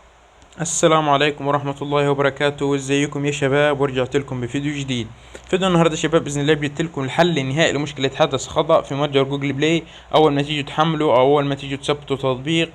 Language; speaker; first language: Arabic; native; Arabic